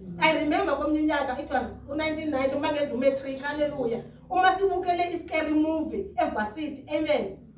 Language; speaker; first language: Zulu; non-native, local second language; Xhosa